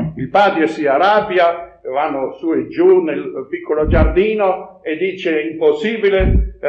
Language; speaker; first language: Italian; non-native, fluent; German